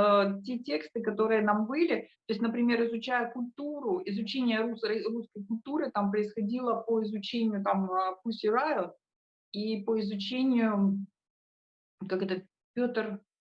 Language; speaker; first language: Russian; native; Russian